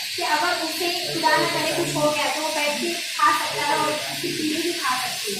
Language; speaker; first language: Hindi; non-native, local second language; Marathi